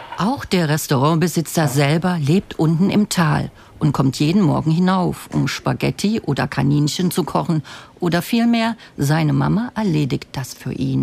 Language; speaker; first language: German; native; German